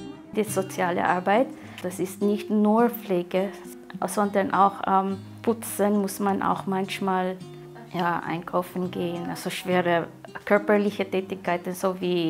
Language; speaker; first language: German; non-native, fluent; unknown